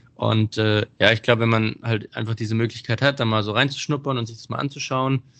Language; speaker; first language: German; native; German